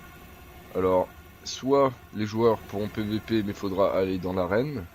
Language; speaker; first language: French; native; French